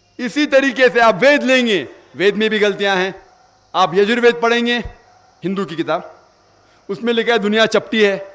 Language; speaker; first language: Urdu; non-native, local second language; Konkani